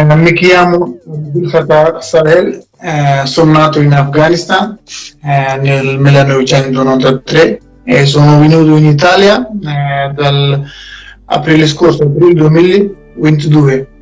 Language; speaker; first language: Italian; non-native, learner; Persian